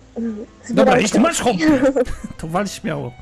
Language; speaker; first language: Polish; native; Polish